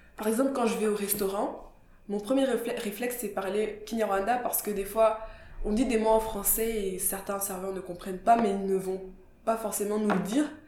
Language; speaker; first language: French; non-native, local second language; Kinyarwanda